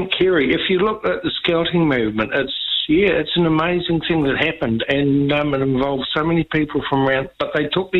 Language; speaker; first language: English; native; English